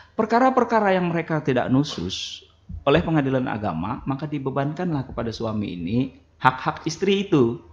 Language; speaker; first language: Indonesian; non-native, local second language; Banjar